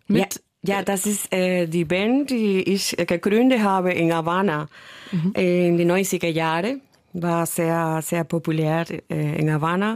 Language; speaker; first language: German; non-native, fluent; Spanish